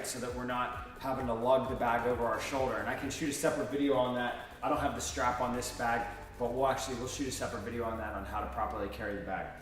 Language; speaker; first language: English; native; English